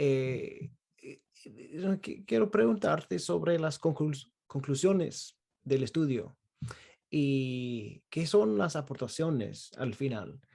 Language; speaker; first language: Spanish; non-native, fluent; English